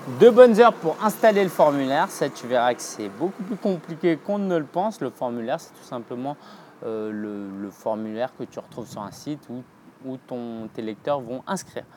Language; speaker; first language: French; native; French